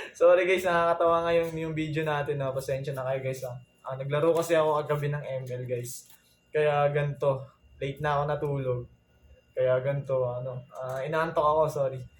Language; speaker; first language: Filipino; non-native, local second language; Cebuano